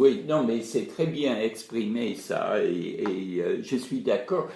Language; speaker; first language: French; non-native, fluent; English